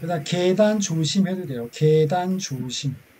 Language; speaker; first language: Korean; native; Korean